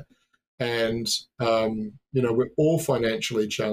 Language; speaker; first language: English; native; English